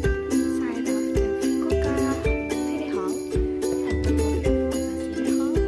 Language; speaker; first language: English; non-native, fluent; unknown